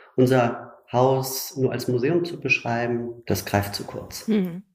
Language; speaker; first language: German; native; German